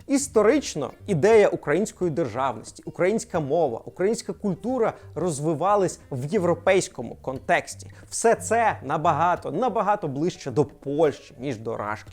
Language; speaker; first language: Ukrainian; non-native, local second language; Russian